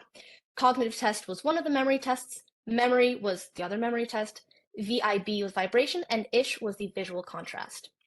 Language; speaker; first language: English; native; English